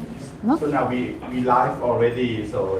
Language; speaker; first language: English; non-native, learner; Thai